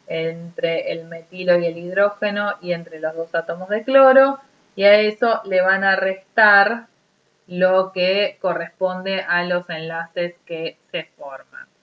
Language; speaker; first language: Spanish; native; Spanish